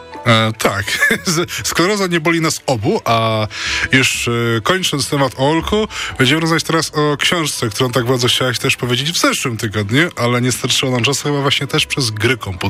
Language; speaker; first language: Polish; native; Polish